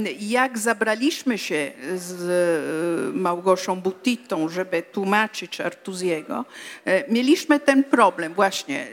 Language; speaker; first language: Polish; non-native, fluent; Italian